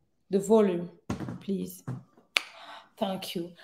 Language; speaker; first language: English; non-native, learner; Lingala